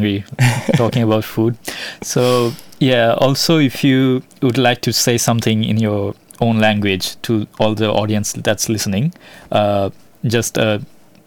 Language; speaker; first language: English; non-native, local second language; Bangla